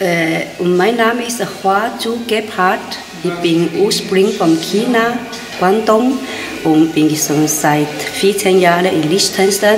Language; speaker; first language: German; non-native, learner; Chinese